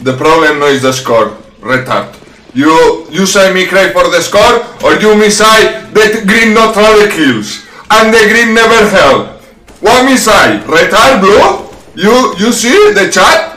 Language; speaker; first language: English; non-native, learner; Spanish